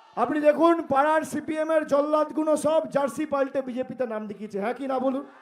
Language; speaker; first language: Bangla; native; Bangla